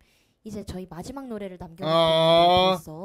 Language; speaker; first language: Korean; native; Korean